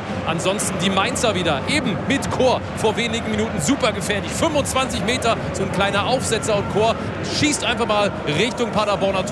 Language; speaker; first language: German; native; German